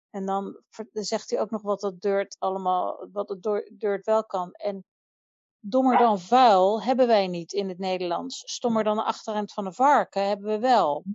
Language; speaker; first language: Dutch; native; Dutch